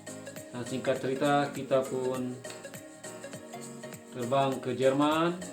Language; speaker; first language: Indonesian; non-native, local second language; Sasak